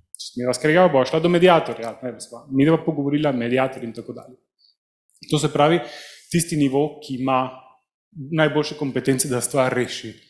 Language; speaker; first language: Slovenian; early bilingual, heritage; Slovenian